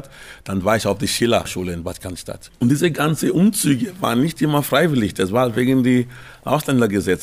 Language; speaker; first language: German; early bilingual, other home language; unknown